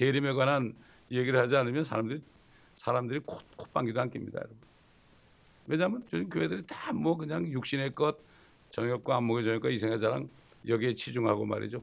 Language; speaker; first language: Korean; native; Korean